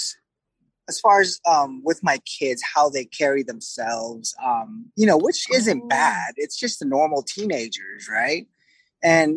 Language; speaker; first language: English; non-native, local second language; Filipino